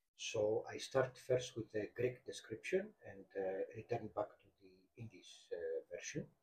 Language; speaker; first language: English; non-native, fluent; Greek